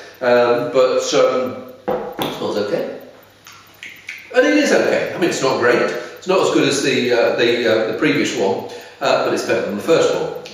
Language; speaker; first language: English; native; English